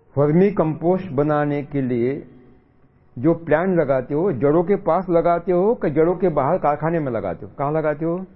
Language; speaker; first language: Hindi; non-native, local second language; Marathi